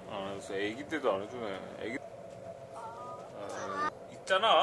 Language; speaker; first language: Korean; native; Korean